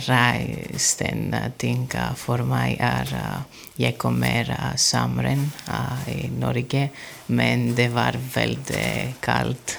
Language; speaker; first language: Norwegian; non-native, learner; Greek